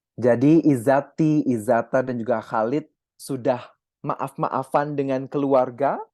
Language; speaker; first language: Indonesian; native; Indonesian